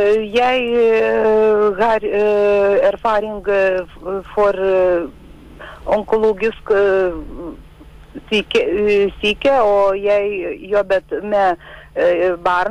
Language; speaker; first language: Swedish; non-native, learner; Lithuanian